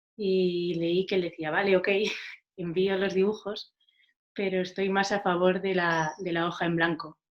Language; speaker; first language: Spanish; non-native, local second language; Catalan